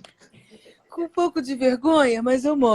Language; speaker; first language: Portuguese; native; Portuguese